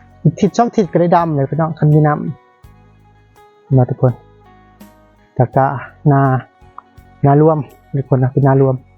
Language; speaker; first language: Thai; non-native, local second language; Lao